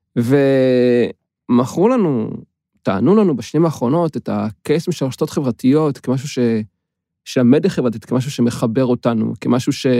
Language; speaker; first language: Hebrew; native; Hebrew